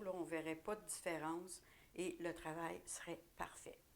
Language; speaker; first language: French; native; French